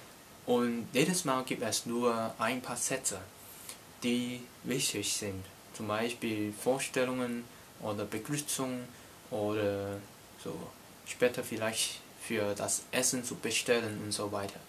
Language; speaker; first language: German; non-native, learner; Cantonese